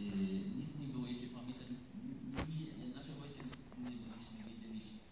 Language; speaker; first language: Polish; non-native, learner; English